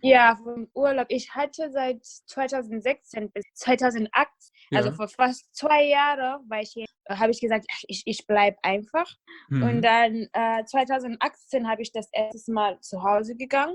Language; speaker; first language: German; non-native, fluent; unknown